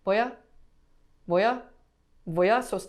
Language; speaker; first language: Spanish; non-native, learner; English